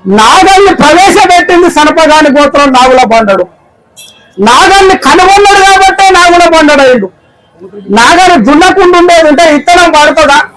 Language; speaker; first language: Telugu; non-native, local second language; Koya